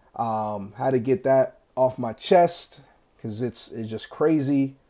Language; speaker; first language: English; native; English